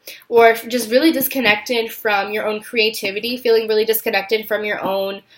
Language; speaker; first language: English; native; English